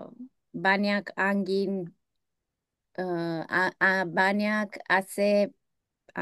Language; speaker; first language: Indonesian; non-native, learner; English